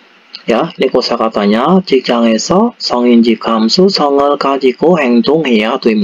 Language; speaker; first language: Korean; non-native, learner; Indonesian